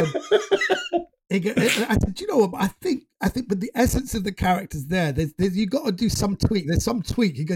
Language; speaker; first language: English; native; English